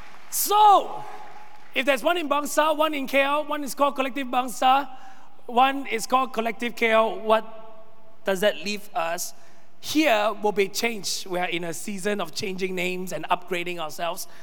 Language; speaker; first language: English; non-native, local second language; Chinese